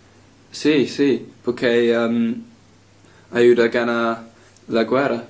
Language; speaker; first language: Spanish; non-native, learner; English